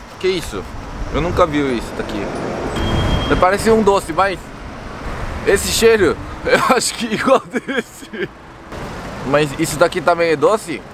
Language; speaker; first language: Portuguese; non-native, learner; Korean